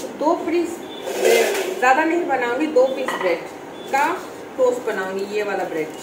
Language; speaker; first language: Hindi; non-native, local second language; Bangla